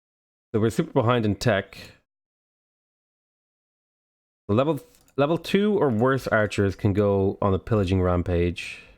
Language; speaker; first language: English; native; English